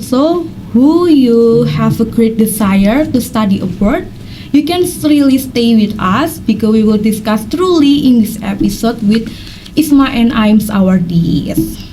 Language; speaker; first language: English; non-native, learner; Indonesian